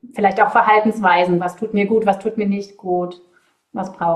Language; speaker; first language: German; native; German